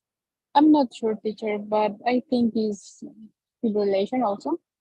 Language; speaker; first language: English; non-native, learner; Spanish